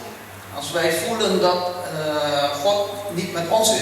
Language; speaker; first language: Dutch; early bilingual, other home language; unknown